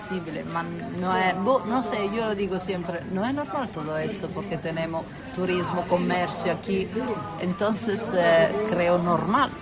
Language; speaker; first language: Spanish; non-native, fluent; Italian